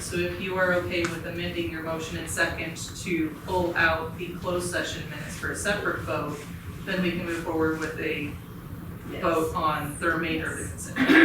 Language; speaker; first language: English; native; English